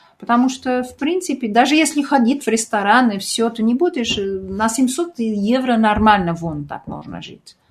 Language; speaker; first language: Russian; early bilingual, heritage; Russian